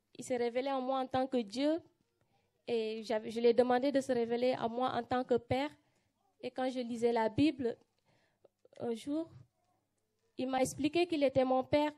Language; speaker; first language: French; non-native, local second language; Wolof